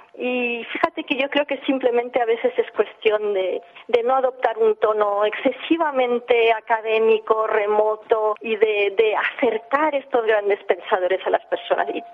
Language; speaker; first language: Spanish; early bilingual, heritage; English